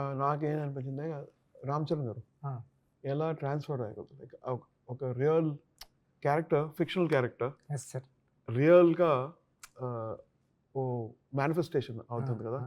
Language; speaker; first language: Telugu; non-native, learner; Tamil